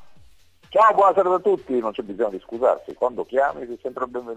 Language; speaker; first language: Italian; native; Italian